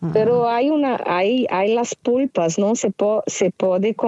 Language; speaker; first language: Spanish; non-native, fluent; Portuguese